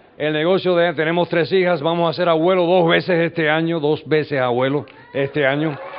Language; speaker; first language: Spanish; early bilingual, heritage; English